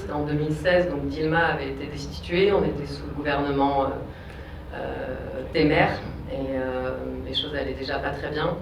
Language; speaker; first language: French; native; French